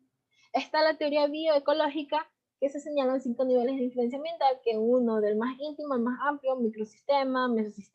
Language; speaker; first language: Spanish; native; Spanish